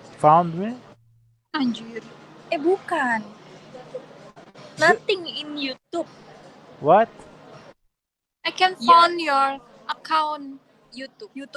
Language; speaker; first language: English; non-native, learner; Indonesian